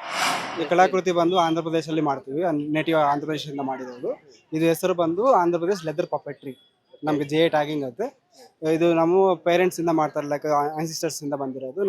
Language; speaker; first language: Kannada; non-native, local second language; Telugu